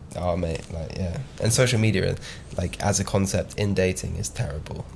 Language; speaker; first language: English; native; English